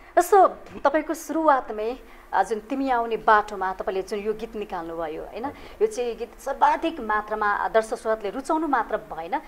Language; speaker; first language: Nepali; native; Nepali